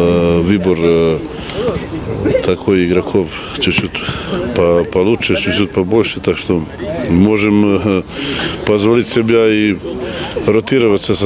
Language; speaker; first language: Russian; non-native, fluent; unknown